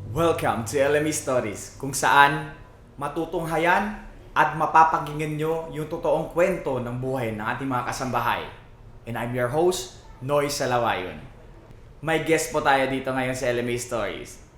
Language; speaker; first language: Filipino; native; Filipino